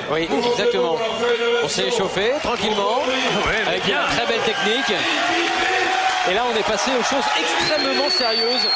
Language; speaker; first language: French; native; French